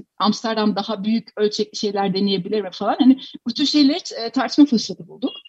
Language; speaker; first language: Turkish; native; Turkish